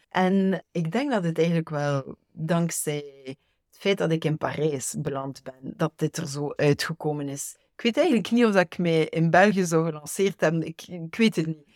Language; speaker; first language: Dutch; native; Dutch